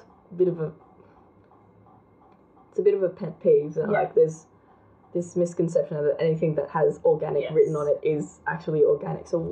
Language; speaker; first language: English; non-native, local second language; Filipino